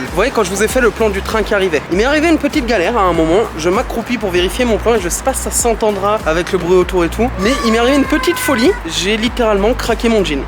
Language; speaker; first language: French; native; French